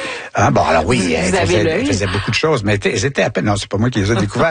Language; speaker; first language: French; native; French